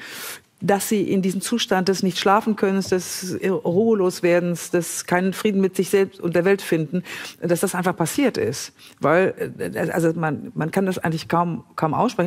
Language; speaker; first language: German; native; German